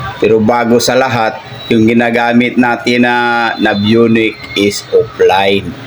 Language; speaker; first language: Filipino; non-native, local second language; Cebuano